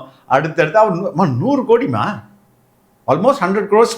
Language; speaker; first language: Tamil; native; Tamil